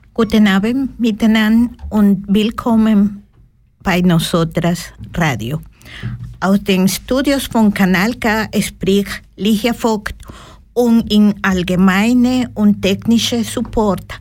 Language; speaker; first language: German; non-native, learner; Spanish